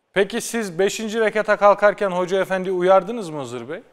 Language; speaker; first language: Turkish; native; Turkish